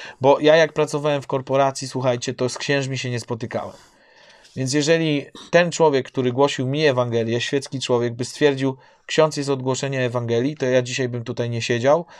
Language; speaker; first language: Polish; native; Polish